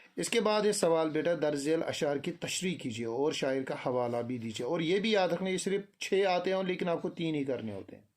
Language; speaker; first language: Urdu; non-native, local second language; Kashmiri